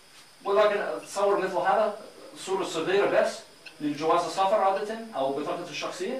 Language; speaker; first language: Arabic; non-native, fluent; English